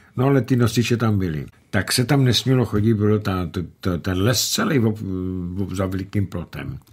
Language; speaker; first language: Czech; native; Czech